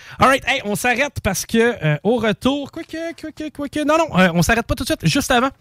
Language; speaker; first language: French; native; French